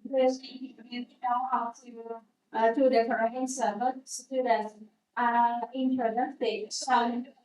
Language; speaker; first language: English; non-native, learner; Vietnamese